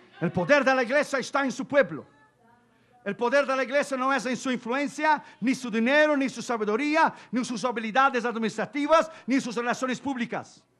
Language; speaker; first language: Spanish; non-native, fluent; Portuguese